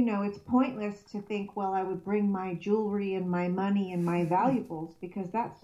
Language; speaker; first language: English; native; English